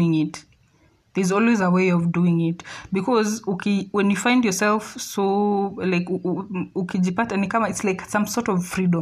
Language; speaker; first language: English; non-native, local second language; Swahili